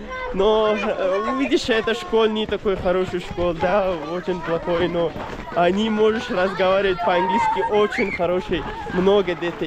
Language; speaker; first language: Russian; non-native, learner; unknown